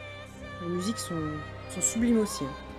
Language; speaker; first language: French; native; French